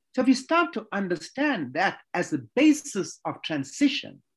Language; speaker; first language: English; native; English